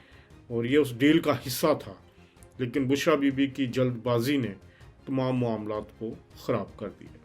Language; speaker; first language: Urdu; native; Urdu